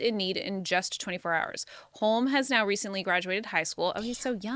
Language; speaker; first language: English; native; English